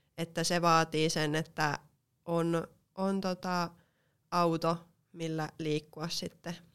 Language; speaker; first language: Finnish; native; Finnish